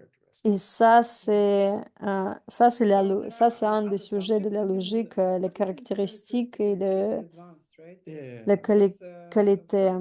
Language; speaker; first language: French; non-native, fluent; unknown